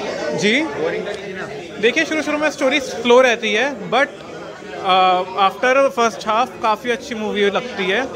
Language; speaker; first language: Hindi; native; Hindi